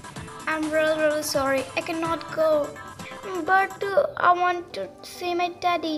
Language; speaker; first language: English; non-native, learner; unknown